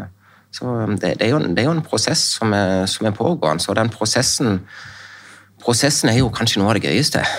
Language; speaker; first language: Norwegian; native; Norwegian